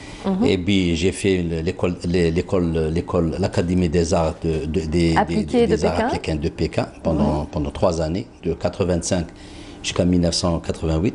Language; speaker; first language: French; non-native, local second language; Arabic